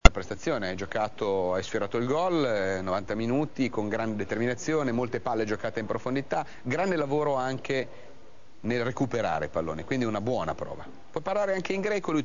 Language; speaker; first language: Italian; native; Italian